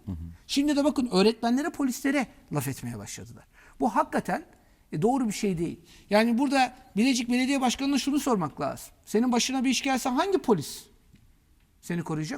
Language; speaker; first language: Turkish; native; Turkish